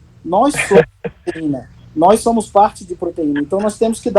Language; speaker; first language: Portuguese; native; Portuguese